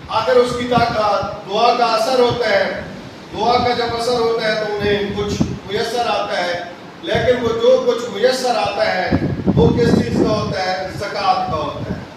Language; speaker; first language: Urdu; non-native, local second language; Saraiki